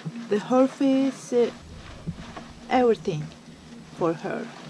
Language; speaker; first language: English; non-native, learner; Turkish